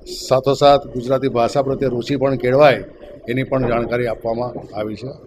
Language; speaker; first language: Gujarati; native; Gujarati